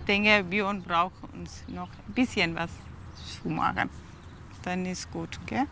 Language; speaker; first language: German; non-native, learner; Tamil